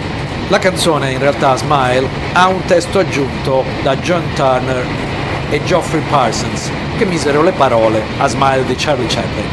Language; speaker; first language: Italian; native; Italian